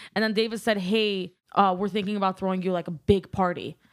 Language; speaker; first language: English; early bilingual, other home language; Armenian